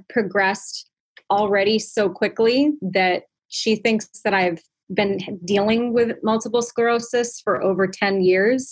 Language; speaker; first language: English; native; English